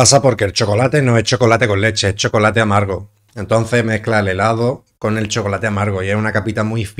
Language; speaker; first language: Spanish; native; Spanish